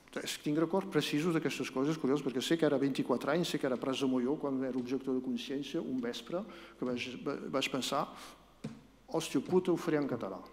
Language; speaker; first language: Catalan; non-native, local second language; French